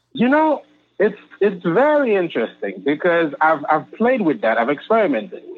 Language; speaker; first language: English; non-native, fluent; Haitian Creole